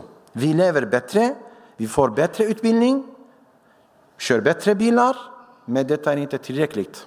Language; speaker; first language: Swedish; non-native, fluent; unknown